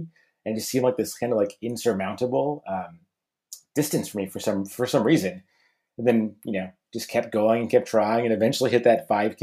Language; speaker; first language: English; native; English